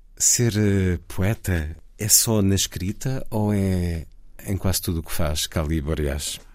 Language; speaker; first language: Portuguese; native; Portuguese